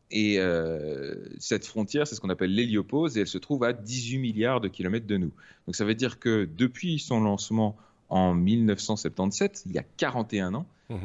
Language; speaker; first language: French; native; French